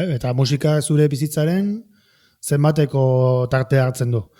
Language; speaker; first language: Basque; native; Basque